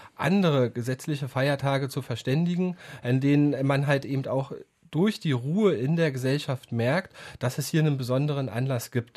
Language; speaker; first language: German; native; German